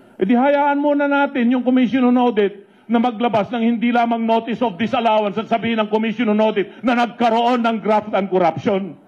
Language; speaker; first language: Filipino; non-native, local second language; Iloko